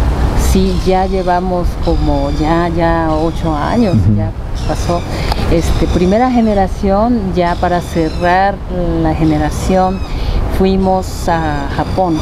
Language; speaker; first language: Spanish; non-native, fluent; Japanese